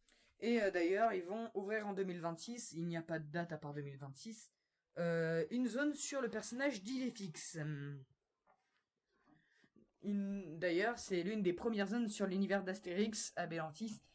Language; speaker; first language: French; native; French